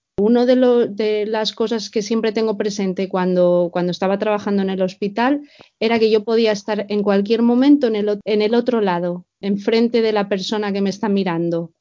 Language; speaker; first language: Spanish; native; Spanish